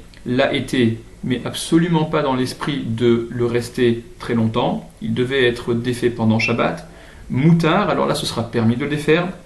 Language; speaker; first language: French; native; French